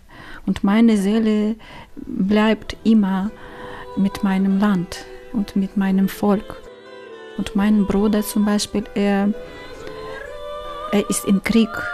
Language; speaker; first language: German; non-native, learner; Ukrainian